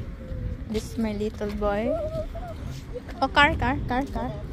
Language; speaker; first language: English; non-native, local second language; Filipino